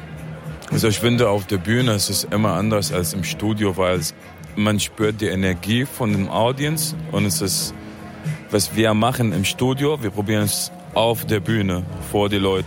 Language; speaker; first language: German; non-native, fluent; Arabic